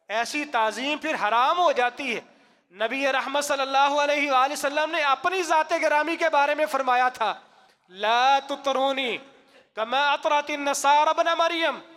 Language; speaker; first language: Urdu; non-native, local second language; Punjabi